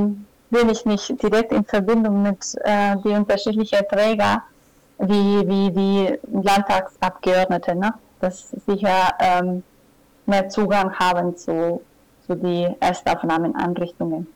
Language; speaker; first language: German; non-native, fluent; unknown